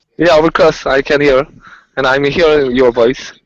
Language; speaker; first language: English; non-native, learner; Korean